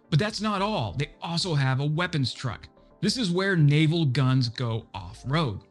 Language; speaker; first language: English; native; English